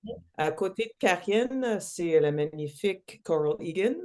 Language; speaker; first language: French; non-native, local second language; English